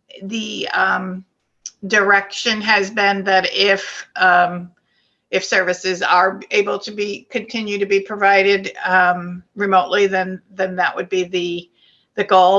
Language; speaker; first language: English; native; English